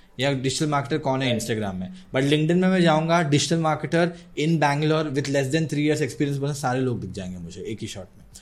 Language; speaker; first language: Hindi; non-native, local second language; Odia